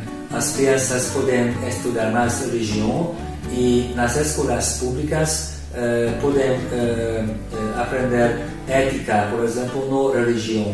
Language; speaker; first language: Portuguese; non-native, learner; Hungarian